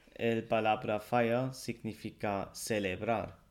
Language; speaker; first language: Spanish; non-native, fluent; German